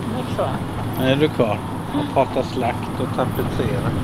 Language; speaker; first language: Swedish; native; Swedish